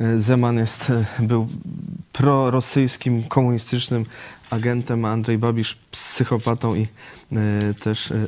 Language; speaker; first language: Polish; native; Polish